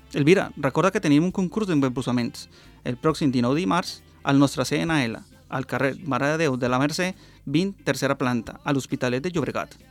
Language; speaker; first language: Catalan; non-native, learner; Spanish